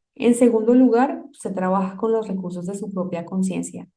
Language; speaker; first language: Spanish; native; Spanish